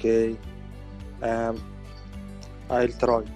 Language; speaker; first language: English; non-native, learner; Arabic